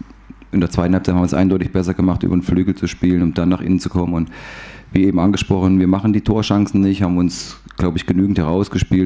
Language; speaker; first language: German; native; German